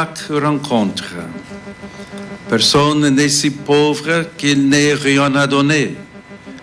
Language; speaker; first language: French; non-native, fluent; English